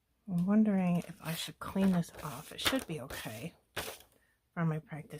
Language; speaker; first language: English; native; English